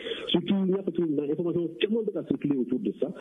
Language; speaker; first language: French; non-native, local second language; Bambara